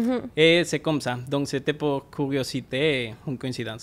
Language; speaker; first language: French; non-native, fluent; Spanish